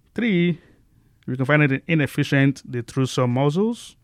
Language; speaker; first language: English; non-native, local second language; Igbo